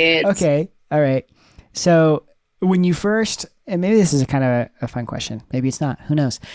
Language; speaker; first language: English; native; English